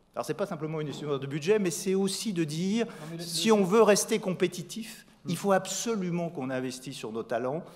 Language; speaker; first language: French; native; French